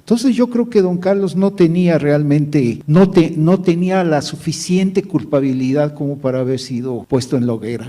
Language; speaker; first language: Spanish; native; Spanish